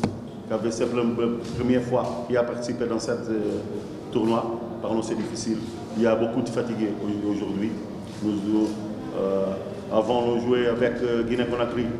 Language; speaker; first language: French; non-native, learner; Kabuverdianu